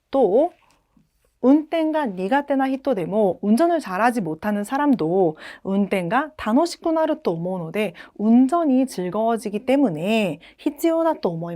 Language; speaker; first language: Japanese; non-native, fluent; Korean